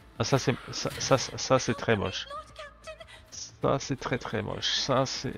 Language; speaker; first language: French; native; French